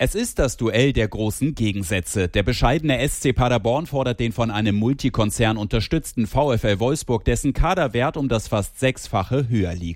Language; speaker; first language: German; native; German